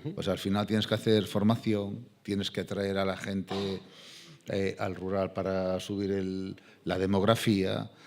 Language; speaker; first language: Spanish; non-native, local second language; Galician